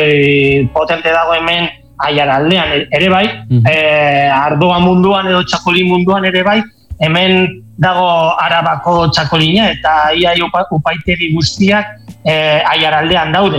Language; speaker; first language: Basque; non-native, local second language; Spanish